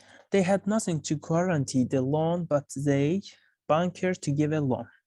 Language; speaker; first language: English; non-native, fluent; Azerbaijani